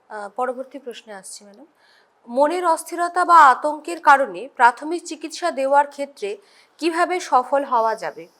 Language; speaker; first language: Bangla; native; Bangla